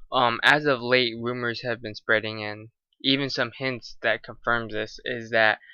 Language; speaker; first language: English; native; English